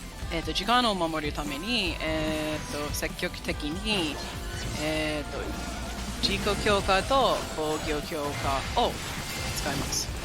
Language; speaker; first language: Japanese; non-native, fluent; English